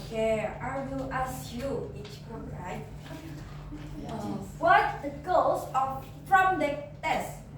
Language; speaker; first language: English; non-native, learner; Indonesian